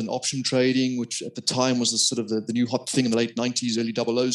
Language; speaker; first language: English; native; English